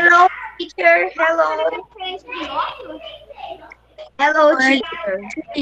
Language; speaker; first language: English; non-native, learner; Portuguese